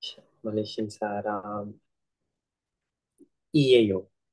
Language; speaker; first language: Korean; non-native, learner; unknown